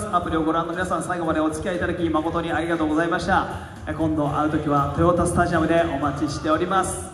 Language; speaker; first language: Japanese; native; Japanese